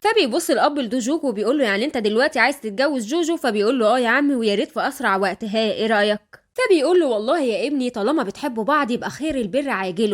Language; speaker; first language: Arabic; native; Arabic